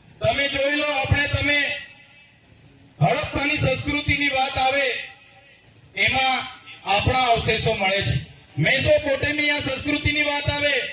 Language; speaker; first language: Gujarati; non-native, local second language; Vasavi